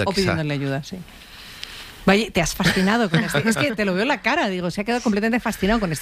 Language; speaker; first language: Spanish; native; Spanish